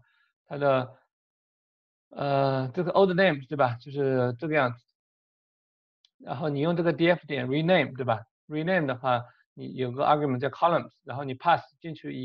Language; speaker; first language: Chinese; native; Chinese